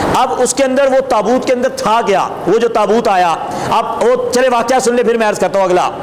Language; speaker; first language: Urdu; non-native, local second language; Punjabi